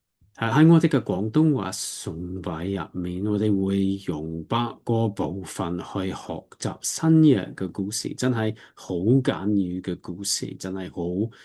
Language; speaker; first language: Cantonese; non-native, learner; English